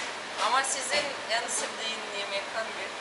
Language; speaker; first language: Turkish; non-native, fluent; Russian